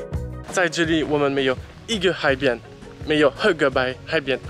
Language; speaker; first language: Chinese; non-native, learner; French